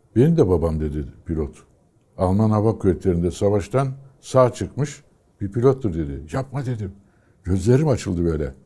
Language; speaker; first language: Turkish; native; Turkish